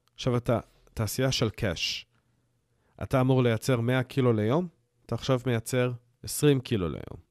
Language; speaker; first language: Hebrew; early bilingual, heritage; Hebrew